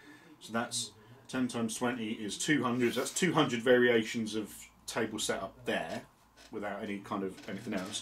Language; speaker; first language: English; native; English